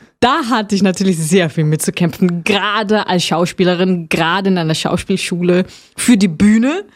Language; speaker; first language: German; non-native, fluent; Portuguese